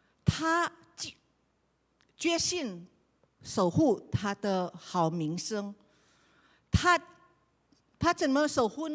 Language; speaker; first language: Chinese; non-native, learner; Indonesian